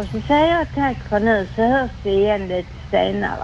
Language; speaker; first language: Swedish; native; Swedish